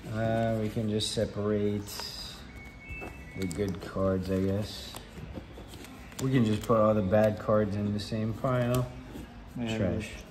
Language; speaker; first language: English; native; English